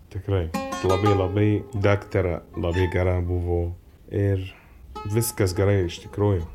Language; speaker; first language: Lithuanian; non-native, learner; Arabic